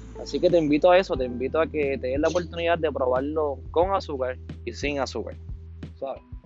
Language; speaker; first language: Spanish; native; Spanish